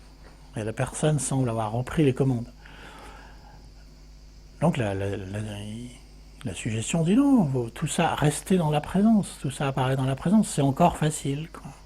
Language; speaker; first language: French; native; French